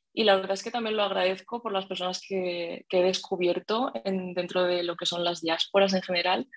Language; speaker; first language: Spanish; native; Spanish